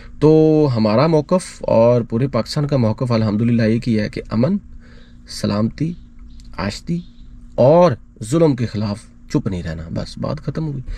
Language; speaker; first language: Urdu; non-native, local second language; Punjabi